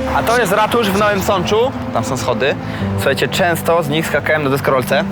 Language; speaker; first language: Polish; native; Polish